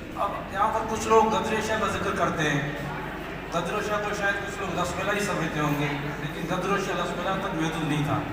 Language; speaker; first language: Urdu; non-native, local second language; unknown